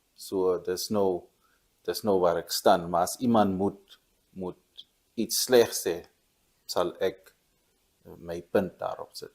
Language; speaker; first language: Afrikaans; non-native, local second language; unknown